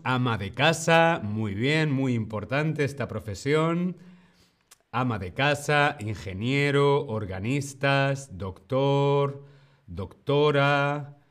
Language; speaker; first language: Spanish; non-native, fluent; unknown